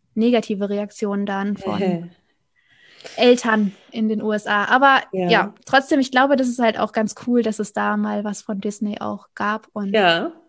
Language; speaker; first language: German; native; German